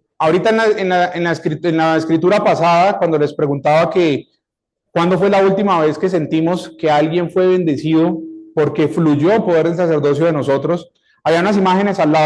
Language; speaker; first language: Spanish; native; Spanish